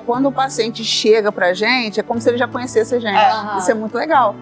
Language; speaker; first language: Portuguese; native; Portuguese